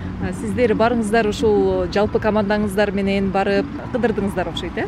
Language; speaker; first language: Kyrgyz; native; Kyrgyz